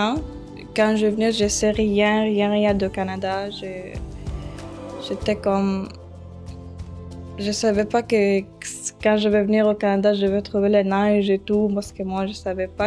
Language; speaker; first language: French; early bilingual, other home language; Arabic